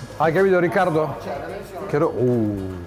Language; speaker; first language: Italian; non-native, learner; Turkish